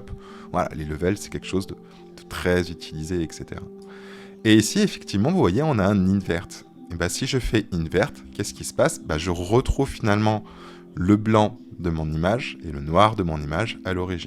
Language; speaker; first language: French; native; French